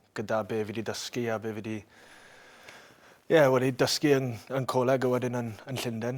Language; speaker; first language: Welsh; native; Welsh